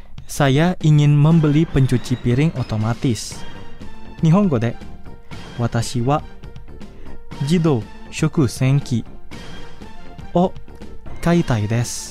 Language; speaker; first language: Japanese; non-native, fluent; Indonesian